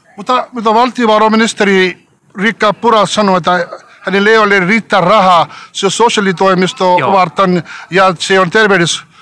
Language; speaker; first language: Finnish; non-native, learner; Punjabi